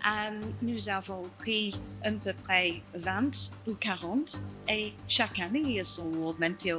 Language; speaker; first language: French; non-native, learner; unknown